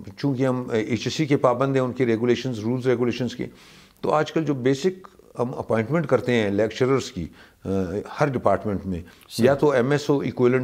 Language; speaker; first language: Urdu; native; Urdu